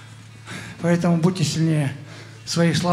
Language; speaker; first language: Russian; native; Russian